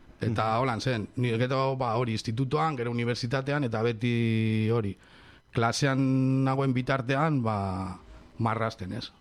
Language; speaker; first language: Basque; non-native, local second language; Spanish